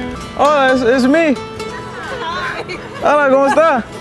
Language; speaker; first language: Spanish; non-native, learner; English